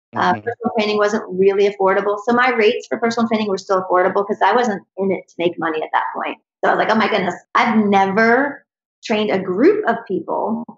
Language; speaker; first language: English; native; English